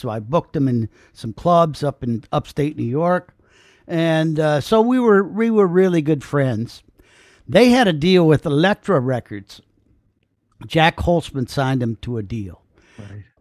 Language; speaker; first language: English; native; English